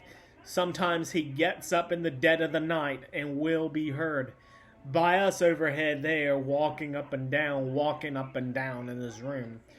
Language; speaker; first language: English; native; English